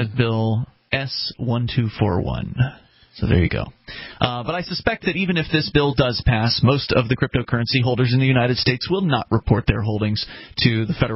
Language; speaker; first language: English; native; English